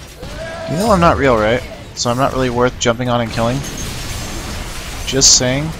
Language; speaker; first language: English; native; English